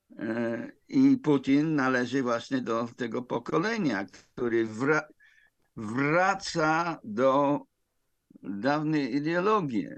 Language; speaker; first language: Polish; non-native, fluent; English